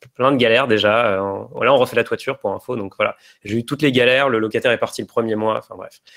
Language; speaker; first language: French; native; French